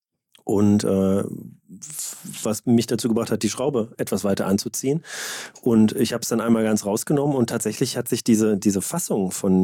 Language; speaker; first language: German; native; German